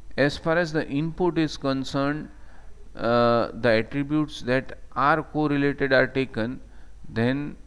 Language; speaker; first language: English; non-native, local second language; Gujarati